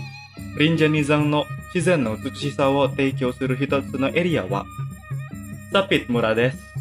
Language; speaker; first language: Japanese; non-native, fluent; Indonesian